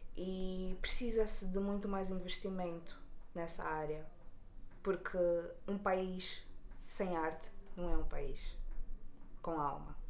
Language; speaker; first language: Portuguese; native; Portuguese